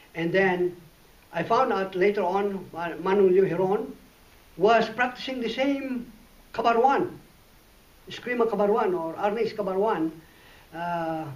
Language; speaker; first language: English; non-native, local second language; Iloko